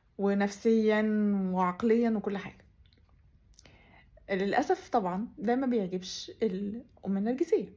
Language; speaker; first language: Arabic; native; Arabic